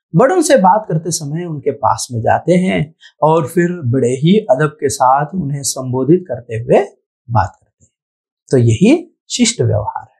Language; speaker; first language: Hindi; non-native, local second language; Telugu